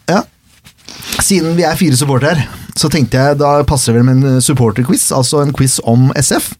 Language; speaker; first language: Norwegian; native; Norwegian